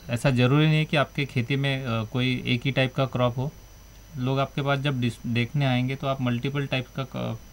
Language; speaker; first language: Hindi; non-native, local second language; Marathi